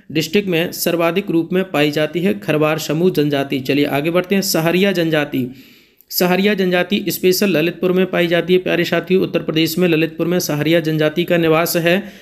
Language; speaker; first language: Hindi; native; Hindi